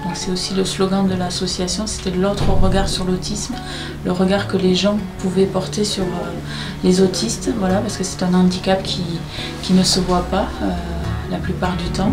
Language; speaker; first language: French; native; French